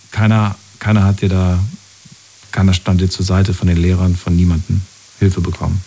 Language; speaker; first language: German; native; German